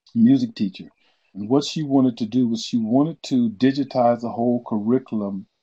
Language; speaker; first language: English; native; English